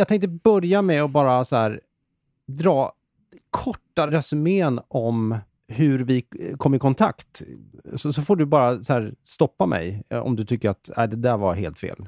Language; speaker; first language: Swedish; native; Swedish